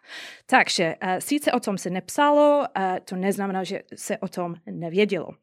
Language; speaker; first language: Czech; non-native, fluent; English